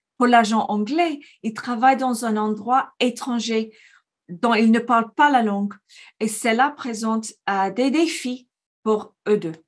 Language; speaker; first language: French; non-native, fluent; English